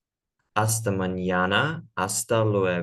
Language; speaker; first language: Spanish; non-native, learner; Russian